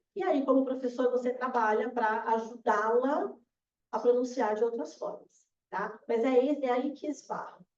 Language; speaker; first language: Portuguese; native; Portuguese